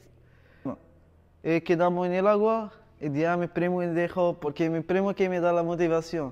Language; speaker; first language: Spanish; non-native, learner; Arabic